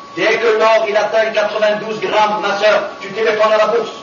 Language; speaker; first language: French; non-native, local second language; Arabic